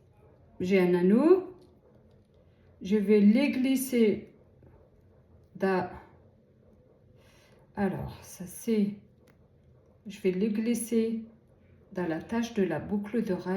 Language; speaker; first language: French; native; French